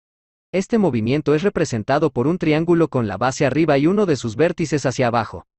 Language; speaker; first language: Spanish; native; Spanish